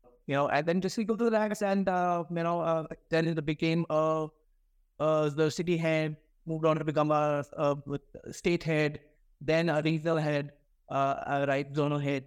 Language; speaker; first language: English; non-native, local second language; Hindi